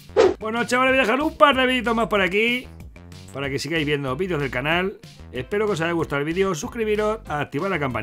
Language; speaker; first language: Spanish; native; Spanish